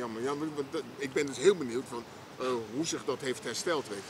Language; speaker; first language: Dutch; native; Dutch